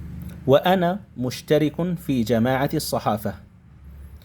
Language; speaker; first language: Arabic; non-native, fluent; Indonesian